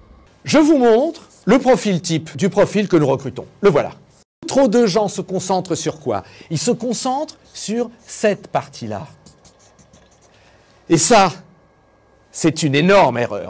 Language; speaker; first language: French; native; French